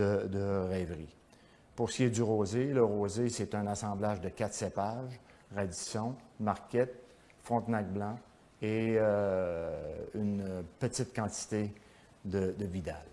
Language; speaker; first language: French; native; French